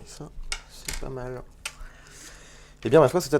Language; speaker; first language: French; native; French